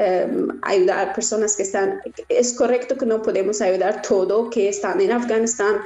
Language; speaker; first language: Spanish; non-native, learner; Persian